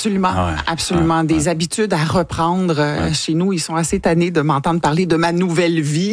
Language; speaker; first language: French; native; French